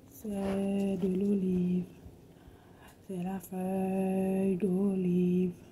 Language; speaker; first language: French; non-native, local second language; Haitian Creole